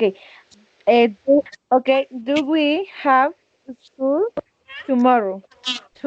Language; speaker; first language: English; non-native, learner; Spanish